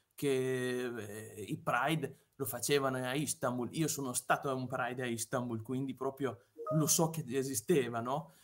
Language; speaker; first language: Italian; non-native, fluent; Persian